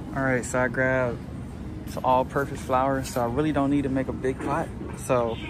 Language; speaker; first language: English; native; English